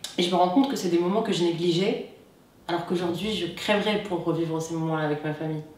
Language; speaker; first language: French; non-native, local second language; Arabic